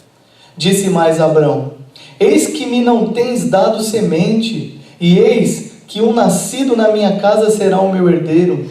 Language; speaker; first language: Portuguese; native; Portuguese